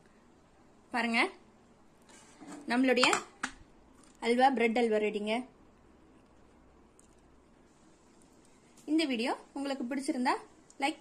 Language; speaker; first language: Tamil; native; Tamil